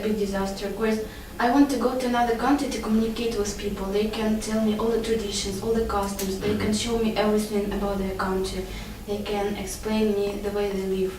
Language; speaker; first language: English; non-native, learner; Russian